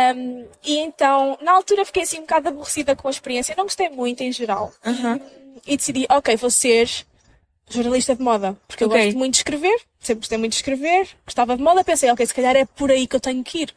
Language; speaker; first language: Portuguese; native; Portuguese